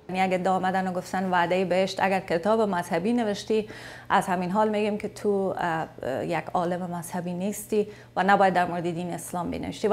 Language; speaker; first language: Persian; native; Persian